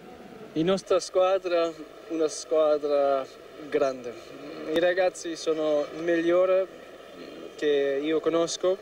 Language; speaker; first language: Italian; non-native, learner; German